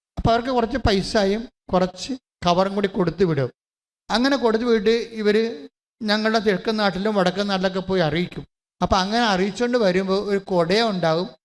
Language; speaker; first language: Malayalam; native; Malayalam